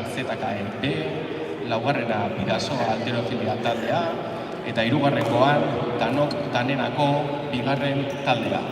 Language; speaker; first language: Basque; native; Basque